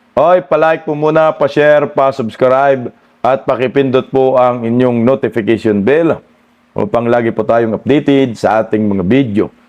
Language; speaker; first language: Filipino; non-native, local second language; Cebuano